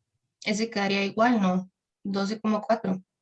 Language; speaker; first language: Spanish; native; Spanish